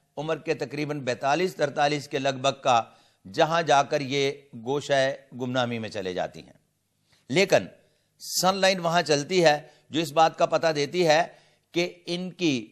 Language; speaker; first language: Urdu; non-native, local second language; Punjabi